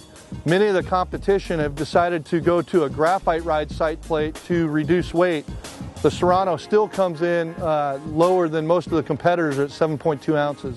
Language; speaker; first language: English; native; English